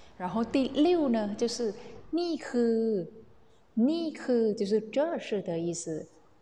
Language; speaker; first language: Chinese; non-native, fluent; Thai